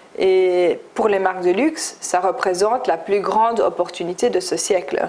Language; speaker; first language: French; early bilingual, other home language; English